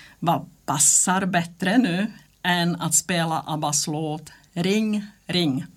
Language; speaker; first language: Swedish; non-native, fluent; Czech